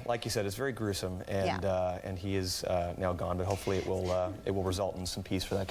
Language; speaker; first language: English; native; English